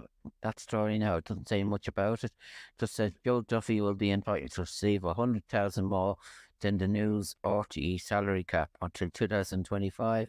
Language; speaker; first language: English; native; English